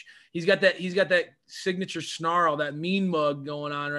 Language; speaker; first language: English; native; English